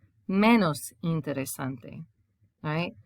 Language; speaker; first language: Spanish; non-native, fluent; English